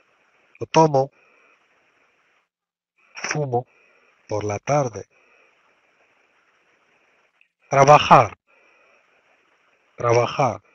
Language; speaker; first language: Spanish; non-native, fluent; Arabic